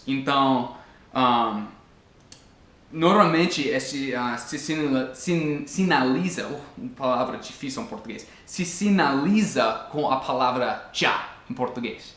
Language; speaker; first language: Portuguese; non-native, fluent; English